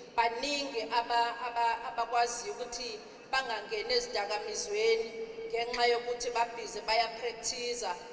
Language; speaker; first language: Zulu; native; Zulu